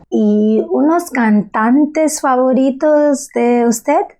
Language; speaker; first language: Spanish; non-native, learner; Bangla